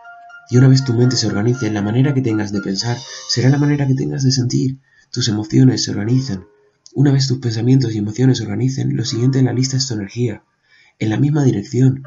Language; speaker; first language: Spanish; native; Spanish